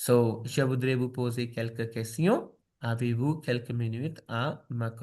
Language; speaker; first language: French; non-native, fluent; Hindi